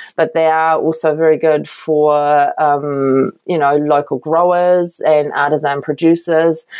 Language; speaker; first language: English; non-native, fluent; German